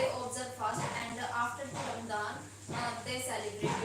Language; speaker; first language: English; non-native, learner; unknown